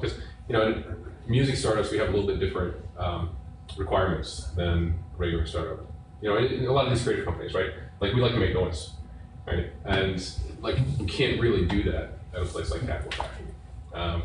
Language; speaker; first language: English; native; English